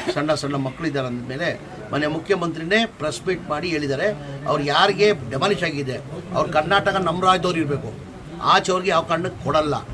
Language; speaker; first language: Kannada; non-native, local second language; Urdu